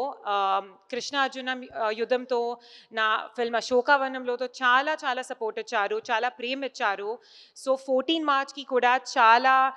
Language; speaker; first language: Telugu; non-native, learner; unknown